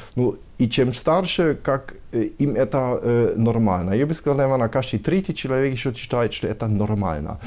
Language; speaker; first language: Russian; non-native, fluent; German